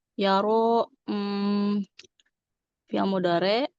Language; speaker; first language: Arabic; non-native, learner; Indonesian